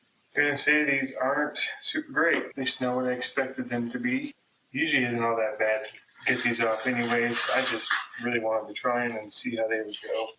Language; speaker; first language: English; native; English